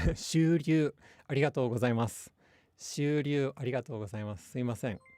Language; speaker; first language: Japanese; non-native, fluent; English